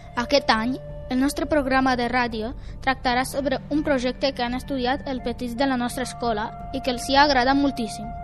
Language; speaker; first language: Catalan; early bilingual, other home language; Romanian